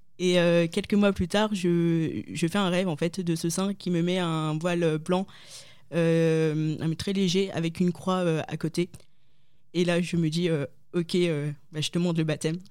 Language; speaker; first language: French; native; French